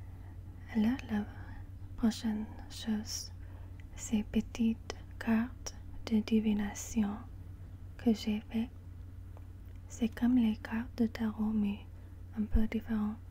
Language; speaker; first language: French; non-native, learner; English